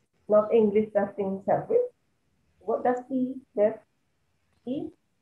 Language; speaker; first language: English; non-native, fluent; Indonesian